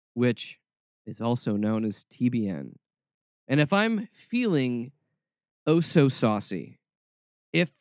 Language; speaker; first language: English; native; English